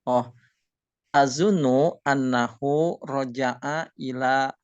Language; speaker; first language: Arabic; non-native, learner; Indonesian